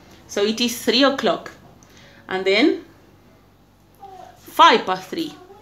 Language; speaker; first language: English; non-native, fluent; Spanish